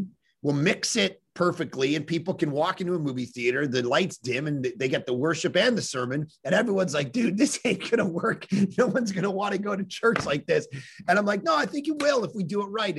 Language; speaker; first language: English; native; English